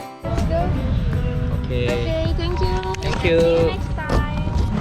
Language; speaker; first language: English; non-native, learner; Korean